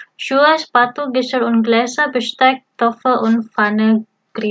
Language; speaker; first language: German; non-native, fluent; Indonesian